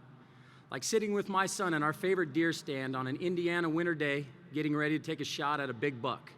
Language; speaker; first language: English; native; English